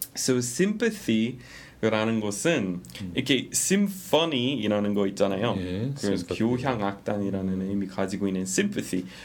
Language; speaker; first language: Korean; non-native, fluent; English